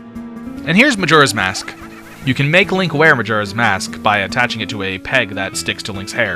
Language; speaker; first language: English; native; English